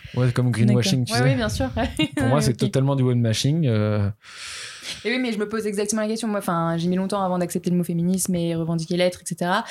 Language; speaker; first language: French; native; French